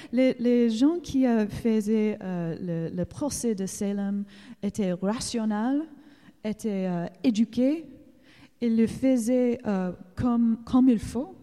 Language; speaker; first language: French; non-native, learner; English